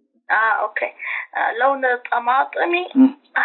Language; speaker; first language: Arabic; non-native, learner; Tigrinya